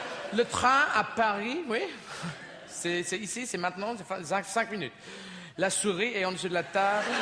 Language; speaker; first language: French; non-native, learner; English